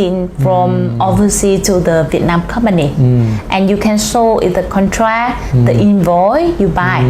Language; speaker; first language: English; non-native, learner; Vietnamese